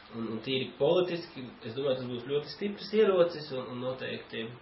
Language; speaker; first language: Latvian; native; Latvian